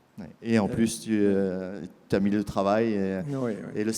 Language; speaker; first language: French; native; French